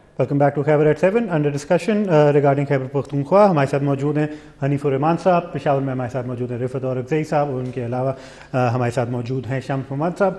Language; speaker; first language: Urdu; non-native, local second language; Pashto